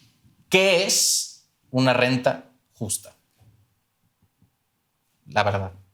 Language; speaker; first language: Spanish; native; Spanish